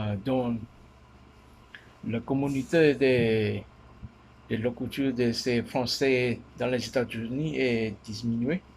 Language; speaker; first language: French; non-native, learner; Min Nan Chinese